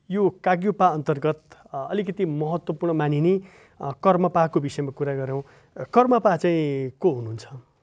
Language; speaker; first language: Nepali; native; Nepali